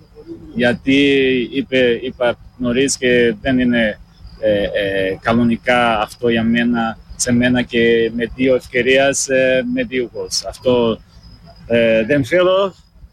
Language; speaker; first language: Greek; non-native, learner; Portuguese